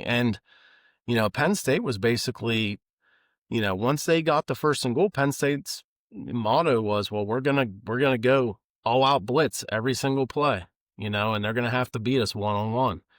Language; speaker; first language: English; native; English